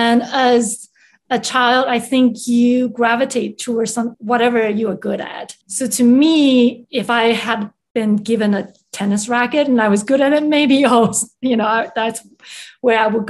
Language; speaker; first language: English; non-native, fluent; Chinese